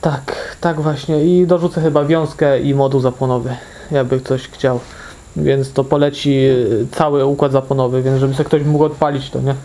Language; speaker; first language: Polish; native; Polish